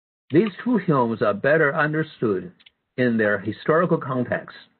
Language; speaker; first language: English; non-native, fluent; Chinese